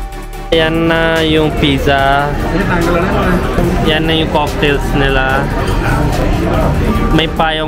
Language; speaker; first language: Filipino; non-native, learner; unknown